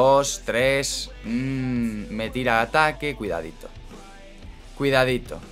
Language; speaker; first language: Spanish; native; Spanish